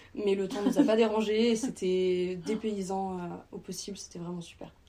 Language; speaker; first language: French; native; French